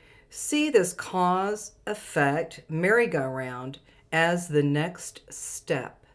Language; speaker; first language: English; native; English